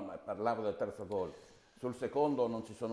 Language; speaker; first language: Italian; native; Italian